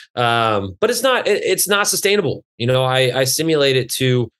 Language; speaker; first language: English; native; English